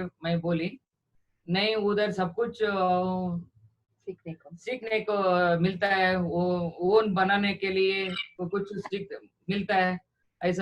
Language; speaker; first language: Hindi; non-native, local second language; Kannada